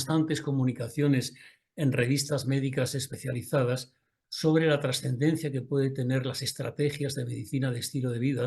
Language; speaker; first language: Spanish; native; Spanish